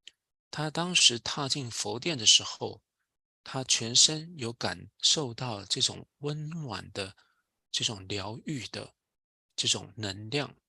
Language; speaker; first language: Chinese; native; Chinese